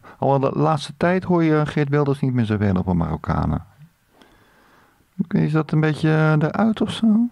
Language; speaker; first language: Dutch; native; Dutch